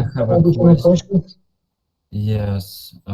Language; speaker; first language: English; non-native, learner; Russian